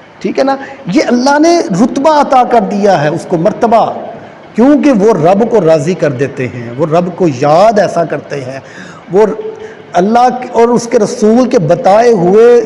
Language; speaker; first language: Urdu; native; Urdu